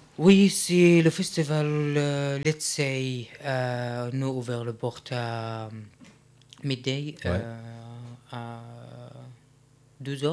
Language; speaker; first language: French; non-native, learner; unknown